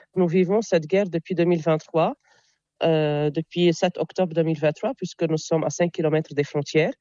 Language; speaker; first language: French; non-native, local second language; Arabic